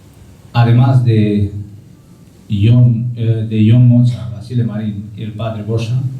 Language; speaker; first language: Spanish; non-native, fluent; Romanian